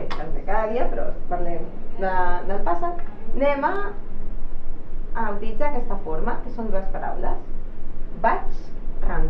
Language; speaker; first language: Catalan; native; Catalan